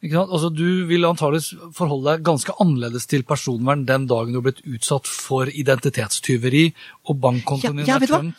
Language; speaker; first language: Norwegian; native; Norwegian